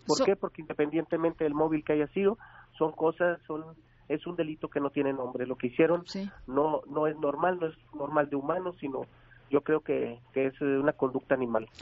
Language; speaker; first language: Spanish; native; Spanish